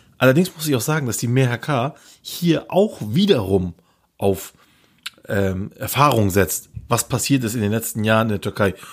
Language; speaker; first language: German; early bilingual, other home language; Turkish